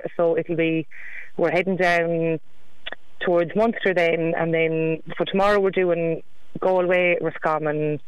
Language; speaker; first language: English; native; English